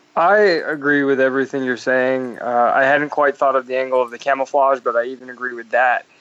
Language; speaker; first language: English; native; English